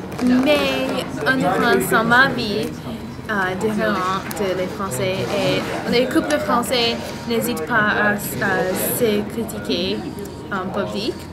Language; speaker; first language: French; non-native, learner; English